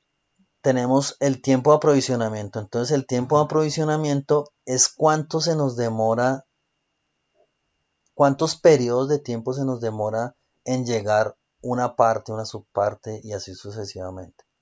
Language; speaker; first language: Spanish; native; Spanish